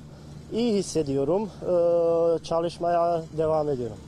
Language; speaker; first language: Turkish; non-native, learner; Bosnian